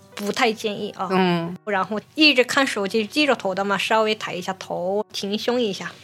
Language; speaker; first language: Chinese; non-native, fluent; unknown